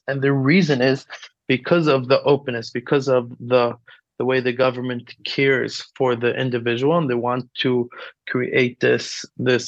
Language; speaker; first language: English; native; English